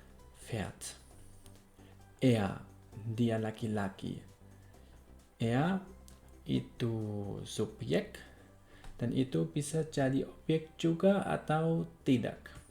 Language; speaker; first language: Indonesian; non-native, fluent; German